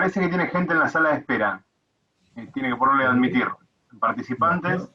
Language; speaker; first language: Spanish; native; Spanish